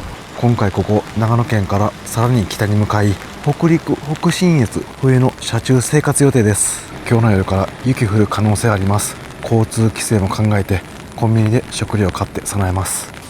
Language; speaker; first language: Japanese; native; Japanese